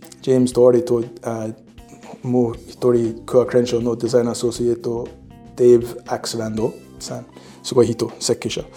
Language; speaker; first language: Japanese; non-native, learner; English